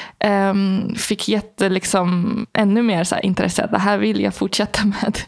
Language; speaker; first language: Swedish; early bilingual, other home language; Arabic